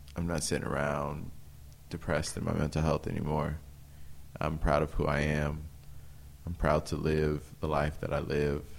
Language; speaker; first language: English; native; English